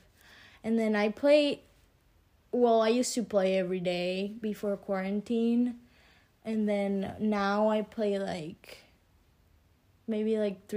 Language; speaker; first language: English; early bilingual, other home language; Spanish